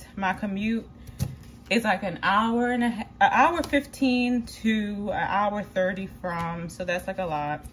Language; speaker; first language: English; native; English